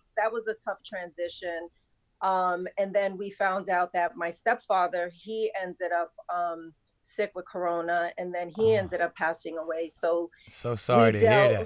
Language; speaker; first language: English; native; English